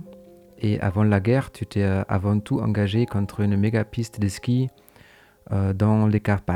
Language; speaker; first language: French; non-native, fluent; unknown